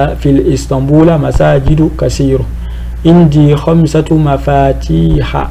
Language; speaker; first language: Arabic; non-native, learner; French